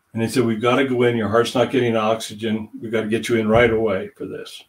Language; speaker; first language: English; native; English